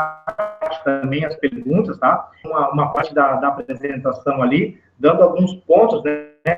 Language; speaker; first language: Portuguese; native; Portuguese